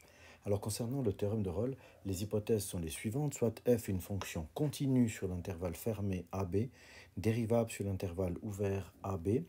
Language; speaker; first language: French; native; French